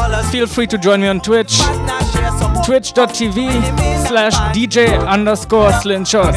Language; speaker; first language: English; non-native, fluent; German